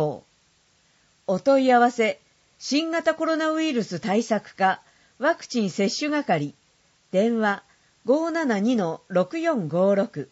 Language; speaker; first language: Japanese; native; Japanese